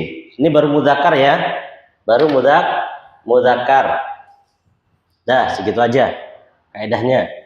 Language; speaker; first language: Indonesian; native; Indonesian